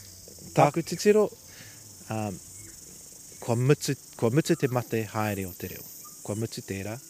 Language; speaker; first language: Māori; non-native, local second language; English